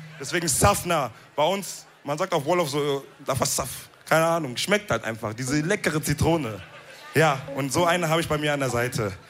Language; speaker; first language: German; early bilingual, other home language; Wolof